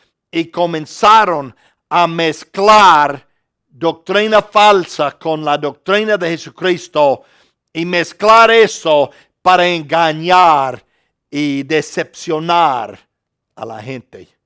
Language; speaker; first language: Spanish; non-native, fluent; English